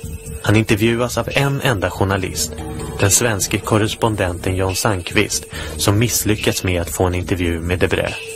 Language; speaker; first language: Swedish; native; Swedish